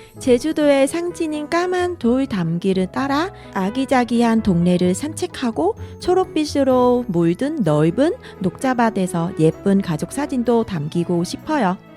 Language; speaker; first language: Korean; non-native, fluent; Vietnamese